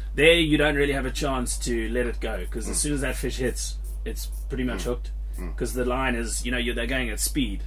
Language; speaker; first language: English; native; English